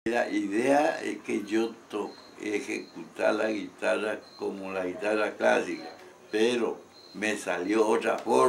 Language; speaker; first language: Spanish; non-native, local second language; Guarani